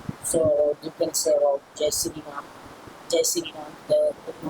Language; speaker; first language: English; non-native, local second language; Hindi